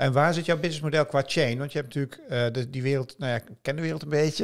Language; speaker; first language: Dutch; native; Dutch